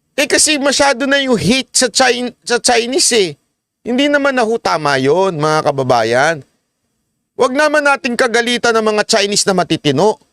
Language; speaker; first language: Filipino; native; Filipino